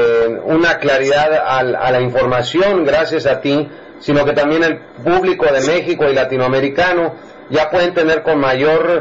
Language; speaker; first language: Spanish; native; Spanish